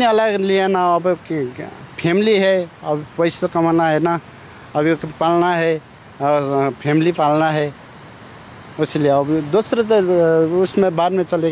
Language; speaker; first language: Hindi; non-native, learner; Nepali